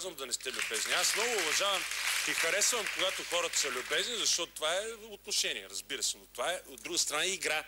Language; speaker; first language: Bulgarian; native; Bulgarian